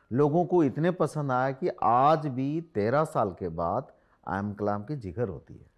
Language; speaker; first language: Hindi; non-native, local second language; Odia